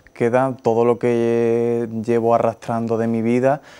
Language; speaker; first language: Spanish; native; Spanish